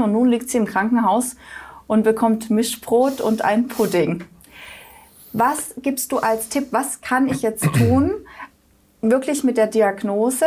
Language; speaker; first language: German; native; German